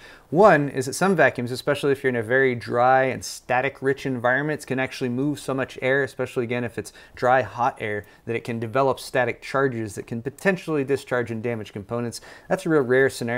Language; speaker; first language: English; native; English